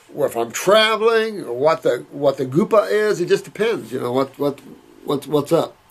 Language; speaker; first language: English; native; English